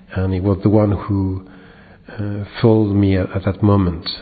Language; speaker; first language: English; non-native, fluent; French